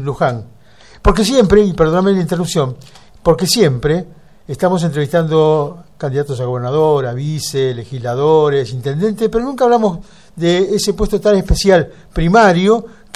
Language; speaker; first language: Spanish; native; Spanish